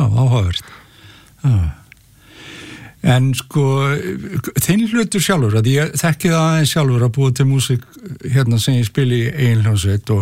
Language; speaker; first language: Icelandic; native; Icelandic